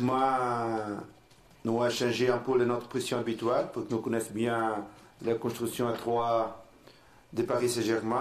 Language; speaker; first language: French; non-native, learner; Portuguese